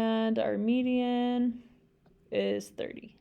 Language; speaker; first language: English; native; English